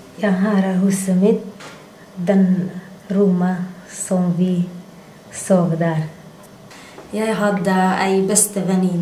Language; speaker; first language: Norwegian; non-native, learner; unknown